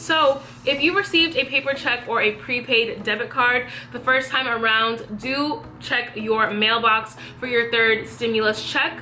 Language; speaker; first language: English; native; English